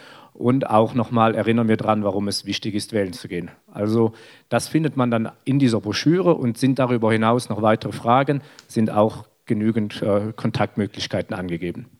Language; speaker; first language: German; native; German